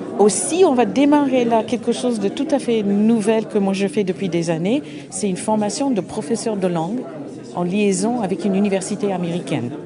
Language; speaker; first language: French; non-native, fluent; English